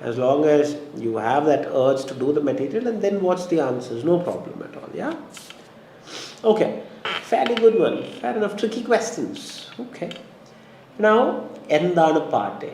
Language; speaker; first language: English; non-native, local second language; Malayalam